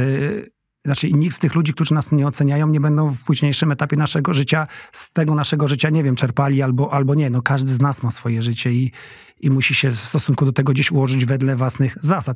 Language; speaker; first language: Polish; native; Polish